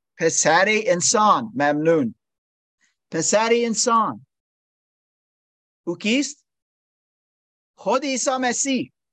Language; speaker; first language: Persian; non-native, learner; English